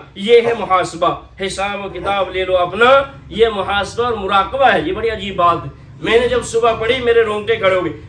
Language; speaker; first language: Urdu; non-native, local second language; Kashmiri